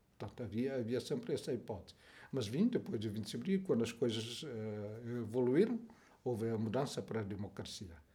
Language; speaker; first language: Portuguese; non-native, local second language; Tetum